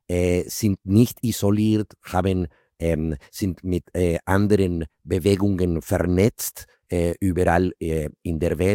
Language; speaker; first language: German; non-native, fluent; Spanish